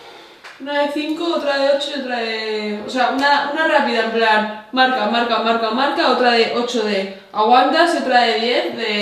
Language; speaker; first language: Spanish; native; Spanish